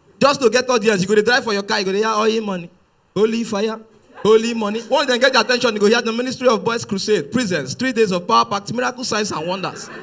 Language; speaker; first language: Nigerian Pidgin; non-native, local second language; Yoruba